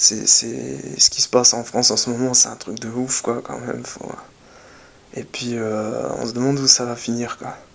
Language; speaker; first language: French; native; French